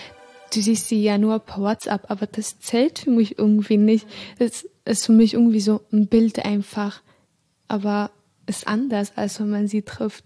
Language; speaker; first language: German; non-native, fluent; Arabic